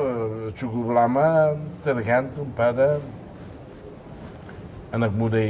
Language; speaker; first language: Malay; non-native, fluent; Tetum